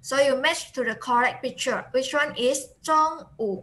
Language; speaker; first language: English; non-native, fluent; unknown